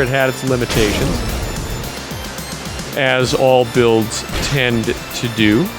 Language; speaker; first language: English; native; English